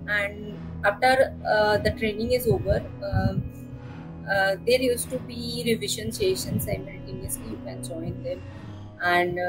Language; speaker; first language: English; non-native, local second language; Bangla